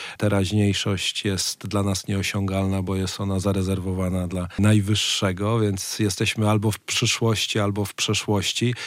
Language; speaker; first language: Polish; native; Polish